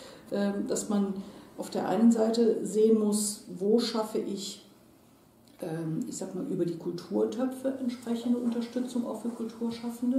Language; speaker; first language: German; native; German